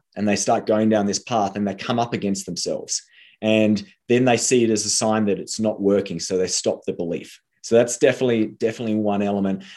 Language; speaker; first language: English; native; English